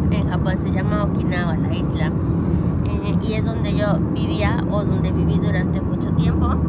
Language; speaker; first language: Spanish; native; Spanish